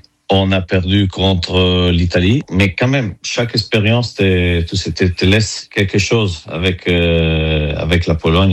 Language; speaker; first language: French; non-native, fluent; Italian